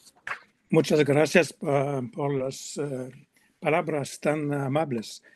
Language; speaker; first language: Spanish; non-native, learner; French